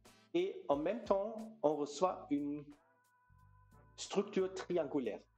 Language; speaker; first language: French; non-native, fluent; German